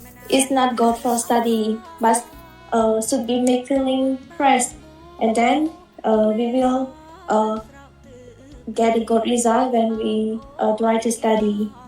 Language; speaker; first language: English; non-native, learner; Khmer